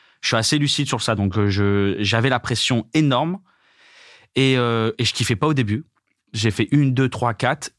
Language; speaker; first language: French; native; French